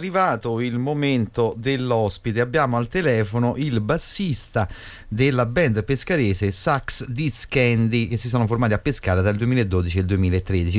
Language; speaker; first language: Italian; native; Italian